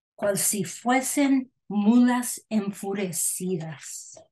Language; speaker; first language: Spanish; early bilingual, heritage; Spanish